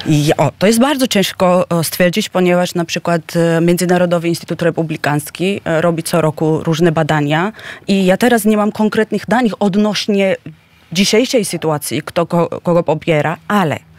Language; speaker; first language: Polish; non-native, fluent; Georgian